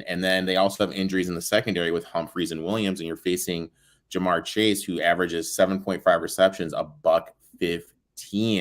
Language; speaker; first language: English; native; English